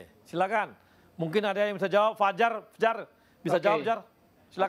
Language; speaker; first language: Indonesian; native; Indonesian